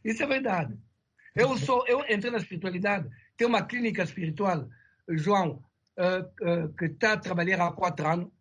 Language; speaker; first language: Portuguese; non-native, fluent; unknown